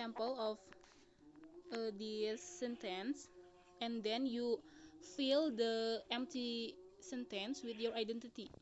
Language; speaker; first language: English; non-native, learner; Indonesian